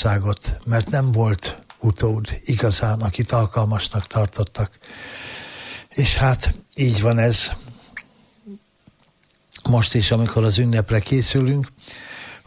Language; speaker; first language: Hungarian; native; Hungarian